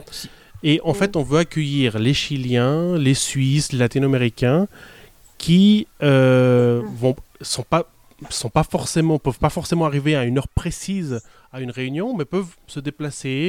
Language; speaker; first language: French; early bilingual, other home language; Spanish